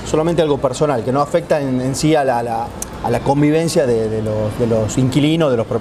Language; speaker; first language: Spanish; native; Spanish